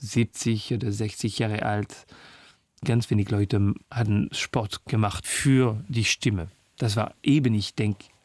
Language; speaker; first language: German; non-native, fluent; French